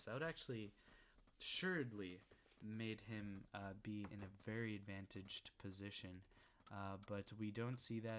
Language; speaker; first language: English; native; English